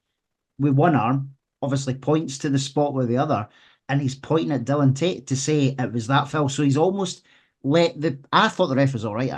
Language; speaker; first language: English; native; English